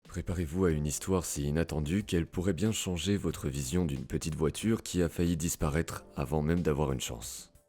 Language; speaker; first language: French; native; French